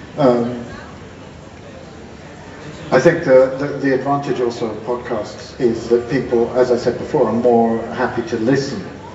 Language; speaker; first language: English; native; English